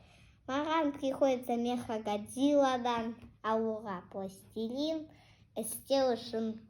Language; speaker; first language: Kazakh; non-native, local second language; Russian